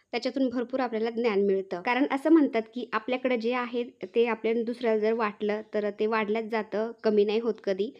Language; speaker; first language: Marathi; native; Marathi